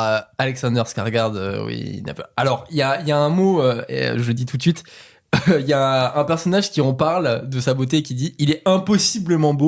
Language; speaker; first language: French; native; French